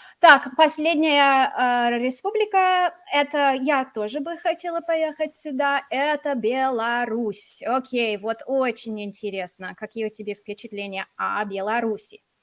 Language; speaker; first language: Russian; non-native, fluent; English